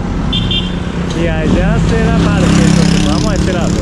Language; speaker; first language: Spanish; non-native, learner; Japanese